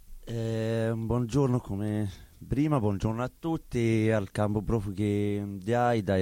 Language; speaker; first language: Italian; non-native, learner; Arabic